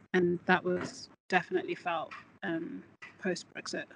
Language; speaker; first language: English; native; English